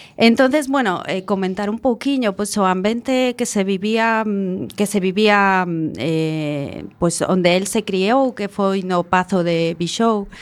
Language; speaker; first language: Galician; non-native, local second language; Spanish